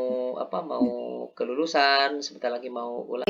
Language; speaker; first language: Indonesian; native; Indonesian